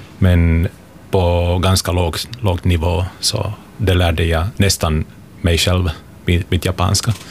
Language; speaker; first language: Swedish; non-native, local second language; Finnish